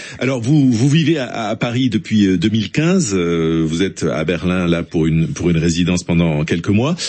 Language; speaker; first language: French; native; French